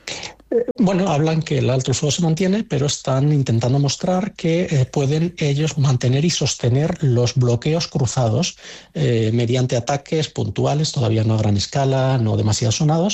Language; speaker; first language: Spanish; native; Spanish